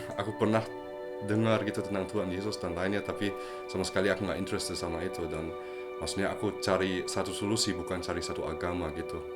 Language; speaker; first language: Indonesian; early bilingual, heritage; German